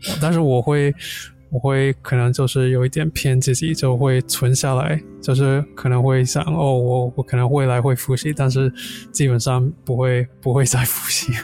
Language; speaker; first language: Chinese; non-native, fluent; English